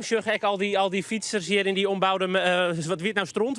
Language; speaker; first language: Dutch; non-native, local second language; Western Frisian